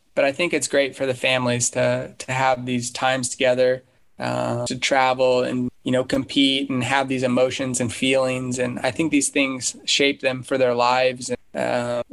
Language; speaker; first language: English; native; English